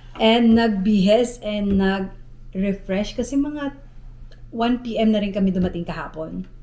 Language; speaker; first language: Filipino; native; Filipino